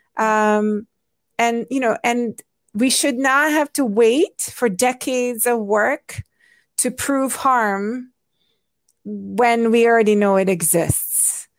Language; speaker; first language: English; non-native, fluent; Hungarian